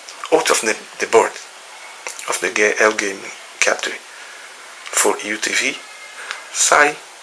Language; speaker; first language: English; non-native, learner; Portuguese